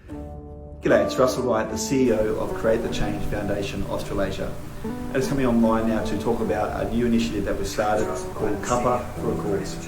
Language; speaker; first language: English; native; English